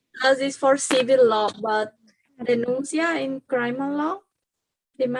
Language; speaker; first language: English; non-native, learner; Spanish